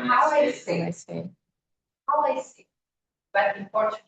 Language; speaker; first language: English; non-native, learner; Portuguese